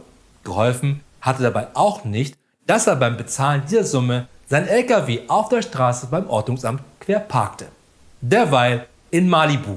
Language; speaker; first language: German; native; German